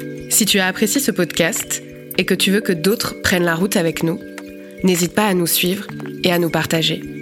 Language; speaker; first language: French; native; French